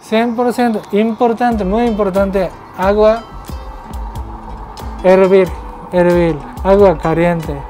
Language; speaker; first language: Spanish; non-native, learner; Japanese